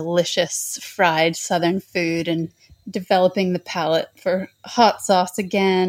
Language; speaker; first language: English; native; English